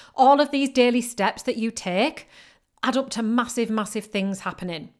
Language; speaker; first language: English; native; English